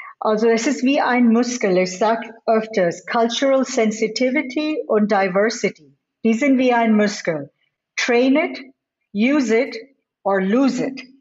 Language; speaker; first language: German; non-native, fluent; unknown